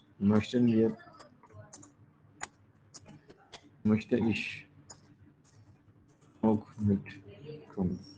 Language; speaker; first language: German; non-native, learner; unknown